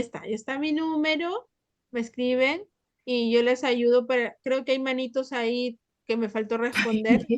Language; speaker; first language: Spanish; native; Spanish